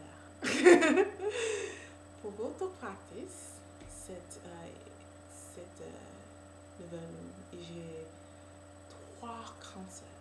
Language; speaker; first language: French; non-native, learner; English